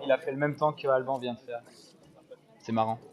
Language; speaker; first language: French; native; French